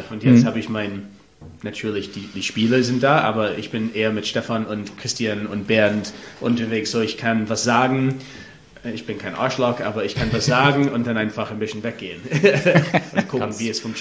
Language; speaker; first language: German; non-native, learner; English